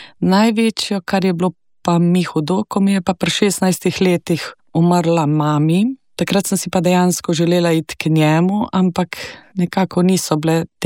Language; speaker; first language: Slovenian; native; Slovenian